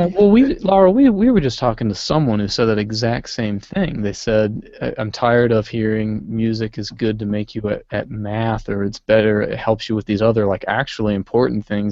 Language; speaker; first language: English; native; English